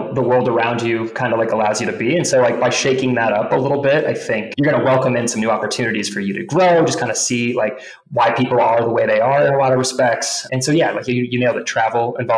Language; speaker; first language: English; native; English